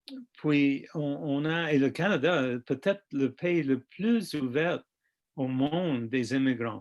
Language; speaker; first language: French; non-native, fluent; English